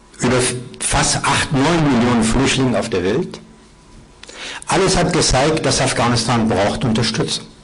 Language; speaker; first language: German; non-native, fluent; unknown